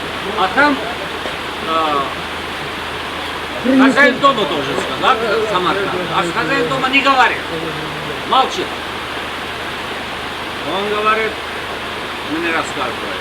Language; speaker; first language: Russian; non-native, fluent; Azerbaijani